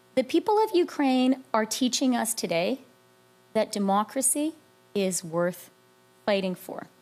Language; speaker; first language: English; native; English